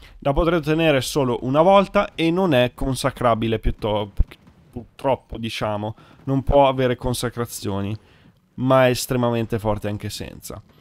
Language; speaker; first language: Italian; native; Italian